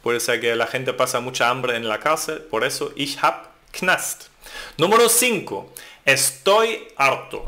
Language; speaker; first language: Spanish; non-native, fluent; German